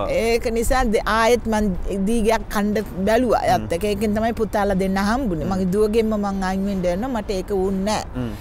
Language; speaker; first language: Sinhala; non-native, local second language; Tamil